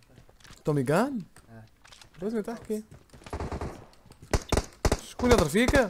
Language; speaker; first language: Arabic; native; Arabic